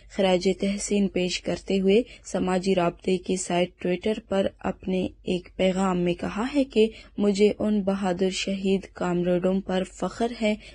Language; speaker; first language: Urdu; non-native, local second language; Baluchi